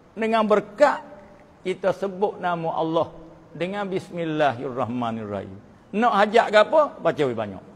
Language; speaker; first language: Malay; native; Malay